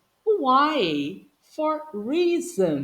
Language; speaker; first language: English; non-native, fluent; Portuguese